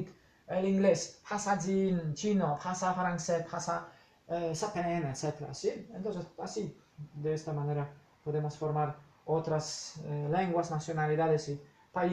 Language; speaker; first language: Spanish; non-native, fluent; Polish